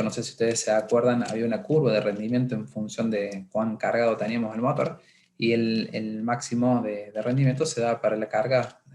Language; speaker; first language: Spanish; native; Spanish